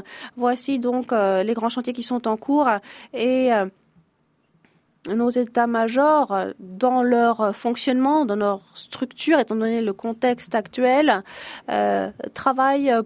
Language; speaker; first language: French; native; French